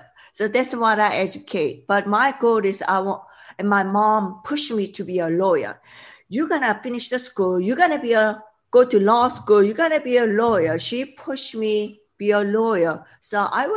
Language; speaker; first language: English; non-native, learner; Korean